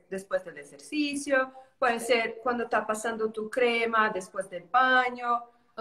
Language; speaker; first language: Spanish; non-native, learner; Portuguese